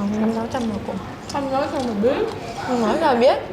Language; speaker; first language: Vietnamese; non-native, learner; Korean